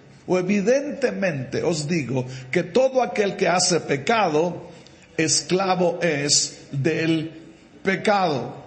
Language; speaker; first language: Spanish; native; Spanish